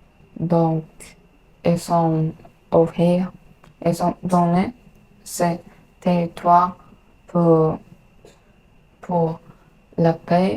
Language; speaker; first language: French; non-native, learner; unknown